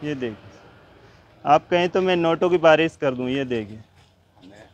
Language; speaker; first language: Hindi; native; Hindi